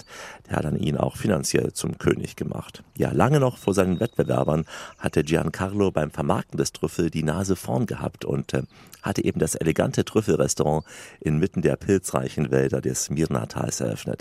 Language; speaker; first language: German; native; German